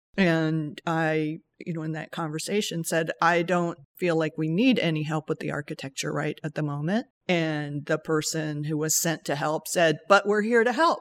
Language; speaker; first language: English; native; English